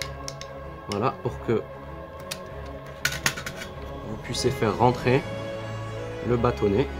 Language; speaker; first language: French; native; French